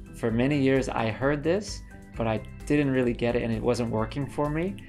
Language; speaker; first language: English; native; English